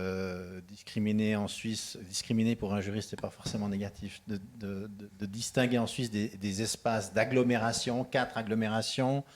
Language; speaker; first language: French; native; French